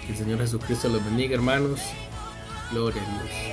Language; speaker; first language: Spanish; native; Spanish